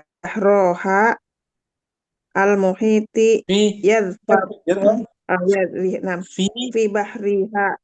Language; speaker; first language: Arabic; non-native, learner; Indonesian